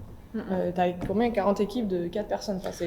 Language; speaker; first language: French; native; French